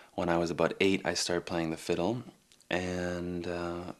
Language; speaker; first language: English; native; English